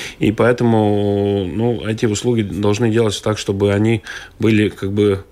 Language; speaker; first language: Russian; non-native, local second language; Latvian